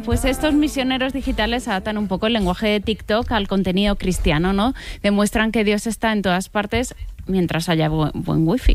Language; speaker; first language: Spanish; native; Spanish